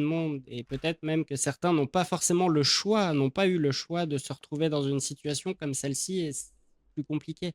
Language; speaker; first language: French; native; French